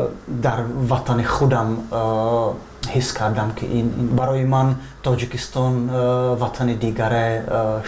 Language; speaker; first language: Persian; non-native, fluent; Czech